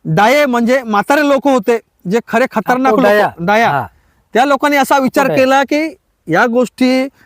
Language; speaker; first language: Marathi; non-native, local second language; Bhili